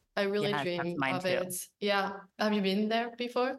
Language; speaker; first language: English; non-native, fluent; French